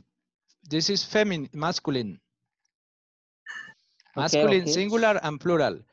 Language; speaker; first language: English; non-native, learner; Spanish